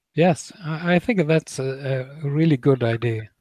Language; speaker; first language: English; non-native, learner; Spanish